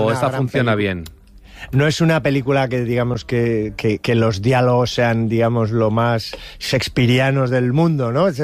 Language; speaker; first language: Spanish; native; Spanish